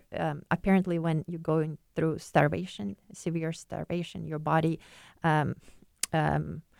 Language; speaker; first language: English; non-native, fluent; Ukrainian